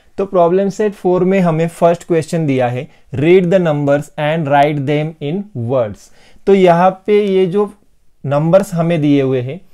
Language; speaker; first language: Hindi; non-native, local second language; Marathi